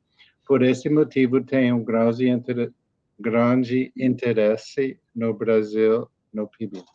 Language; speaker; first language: Portuguese; non-native, learner; English